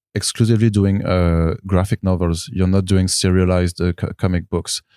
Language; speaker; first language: English; non-native, fluent; French